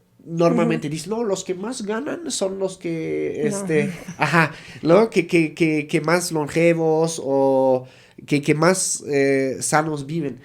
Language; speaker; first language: Spanish; native; Spanish